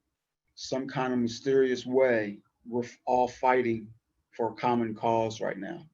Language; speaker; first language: English; native; English